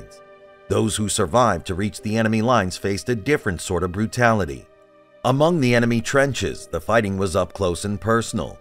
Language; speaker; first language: English; native; English